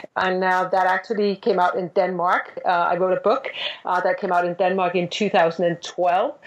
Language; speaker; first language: English; non-native, fluent; Danish